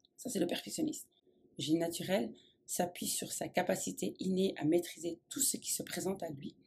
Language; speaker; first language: French; native; French